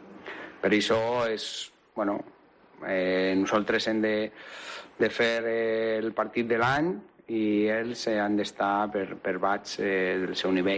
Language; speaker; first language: Catalan; non-native, local second language; Spanish